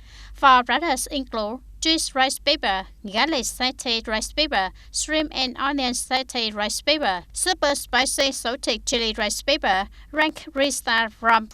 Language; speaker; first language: English; non-native, fluent; Vietnamese